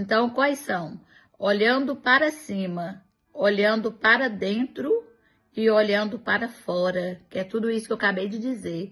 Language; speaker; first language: Portuguese; native; Portuguese